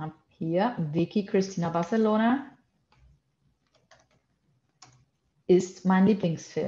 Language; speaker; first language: German; non-native, fluent; Portuguese